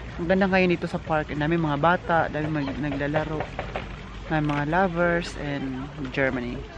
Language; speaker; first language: Filipino; non-native, local second language; Cebuano